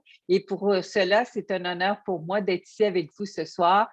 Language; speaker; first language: French; native; French